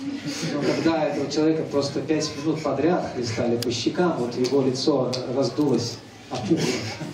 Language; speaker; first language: Russian; native; Russian